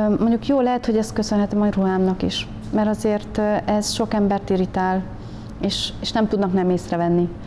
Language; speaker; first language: Hungarian; native; Hungarian